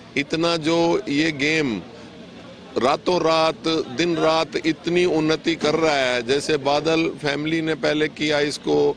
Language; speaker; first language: Hindi; native; Hindi